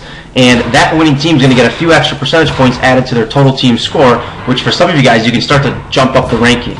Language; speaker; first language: English; native; English